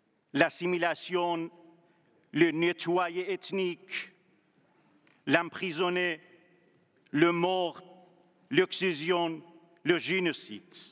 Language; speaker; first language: French; non-native, learner; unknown